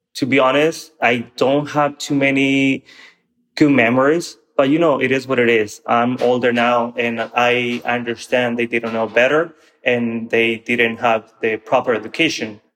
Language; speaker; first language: English; non-native, fluent; Spanish